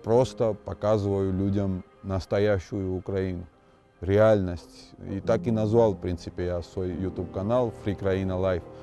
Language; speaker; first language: Russian; non-native, local second language; Georgian